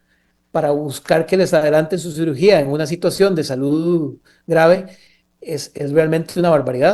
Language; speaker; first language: Spanish; native; Spanish